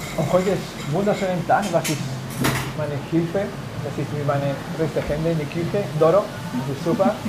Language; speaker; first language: German; non-native, learner; Spanish